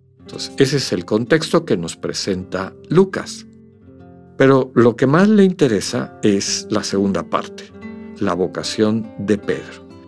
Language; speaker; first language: Spanish; native; Spanish